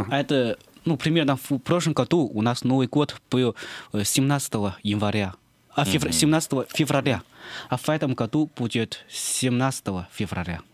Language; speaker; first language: Russian; non-native, learner; Chinese